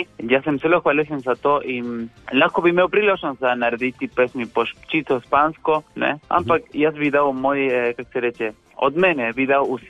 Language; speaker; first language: Slovenian; non-native, fluent; Spanish